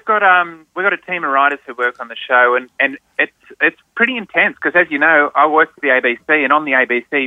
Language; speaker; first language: English; native; English